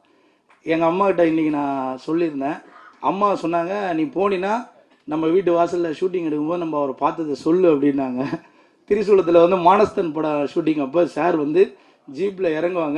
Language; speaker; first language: Tamil; native; Tamil